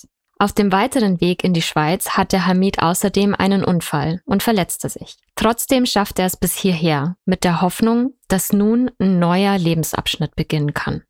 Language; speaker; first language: German; native; German